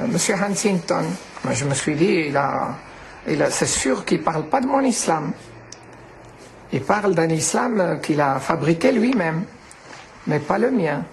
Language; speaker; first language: French; non-native, local second language; Arabic